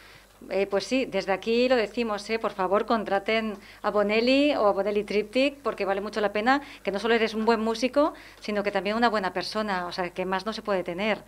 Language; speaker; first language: Spanish; native; Spanish